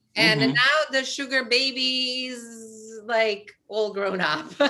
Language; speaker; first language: English; non-native, fluent; Albanian